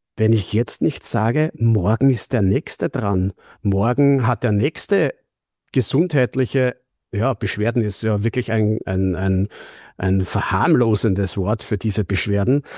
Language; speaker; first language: German; native; German